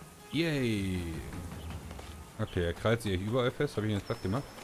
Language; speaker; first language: German; native; German